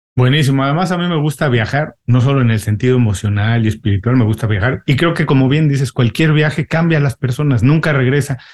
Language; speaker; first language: Spanish; native; Spanish